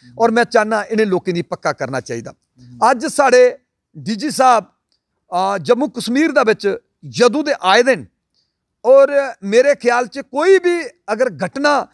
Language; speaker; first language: Punjabi; non-native, local second language; Dogri